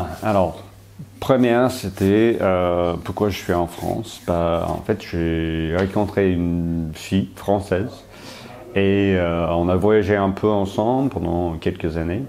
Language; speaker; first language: French; non-native, fluent; English